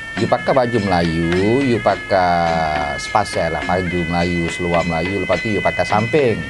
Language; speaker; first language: Malay; native; Malay